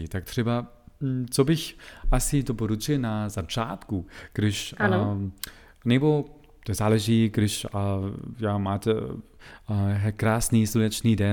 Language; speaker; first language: Czech; non-native, fluent; German